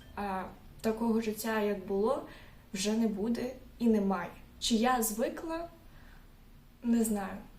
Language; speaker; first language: Ukrainian; non-native, local second language; Russian